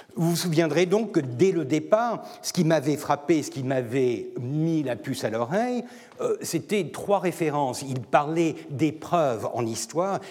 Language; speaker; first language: French; non-native, fluent; Turkish